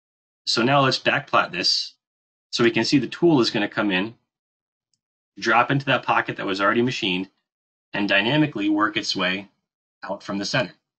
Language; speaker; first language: English; native; English